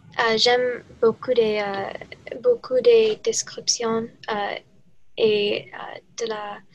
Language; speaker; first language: French; non-native, learner; English